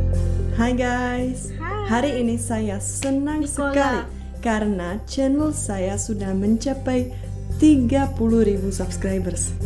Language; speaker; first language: Indonesian; non-native, fluent; Czech